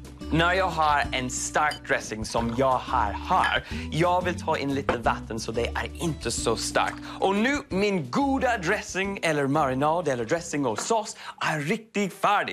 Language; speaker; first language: Swedish; non-native, learner; English